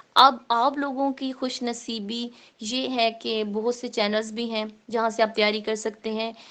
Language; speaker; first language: Urdu; native; Urdu